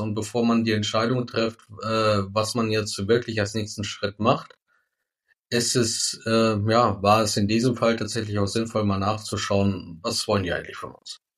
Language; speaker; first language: German; native; German